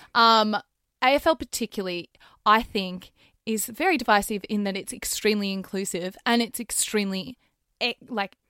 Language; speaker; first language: English; native; English